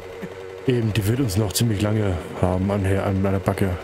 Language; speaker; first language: German; native; German